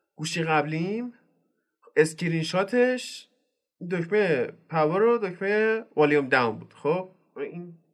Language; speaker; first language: Persian; native; Persian